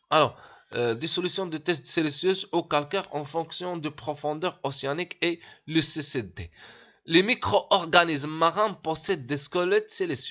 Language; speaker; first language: French; non-native, local second language; Arabic